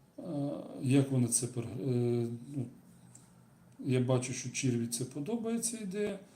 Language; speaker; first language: Ukrainian; non-native, local second language; Russian